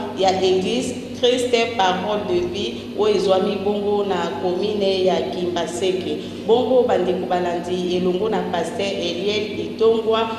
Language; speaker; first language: Lingala; native; Lingala